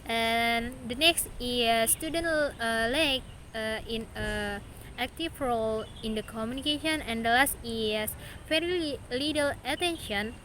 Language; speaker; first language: English; non-native, learner; Indonesian